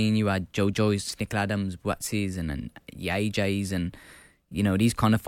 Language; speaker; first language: English; native; English